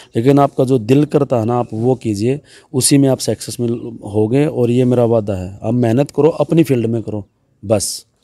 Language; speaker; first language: Hindi; native; Hindi